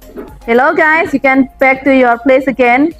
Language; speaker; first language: English; non-native, fluent; Indonesian